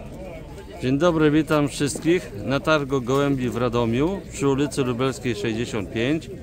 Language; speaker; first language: Polish; native; Polish